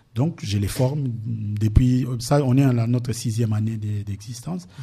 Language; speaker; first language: French; non-native, local second language; Lingala